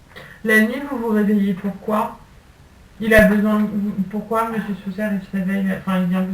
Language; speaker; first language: French; native; French